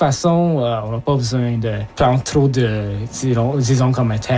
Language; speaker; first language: French; early bilingual, other home language; Japanese